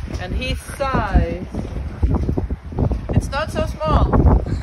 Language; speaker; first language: English; non-native, learner; Ukrainian